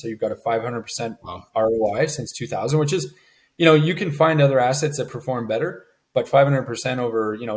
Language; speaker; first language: English; native; English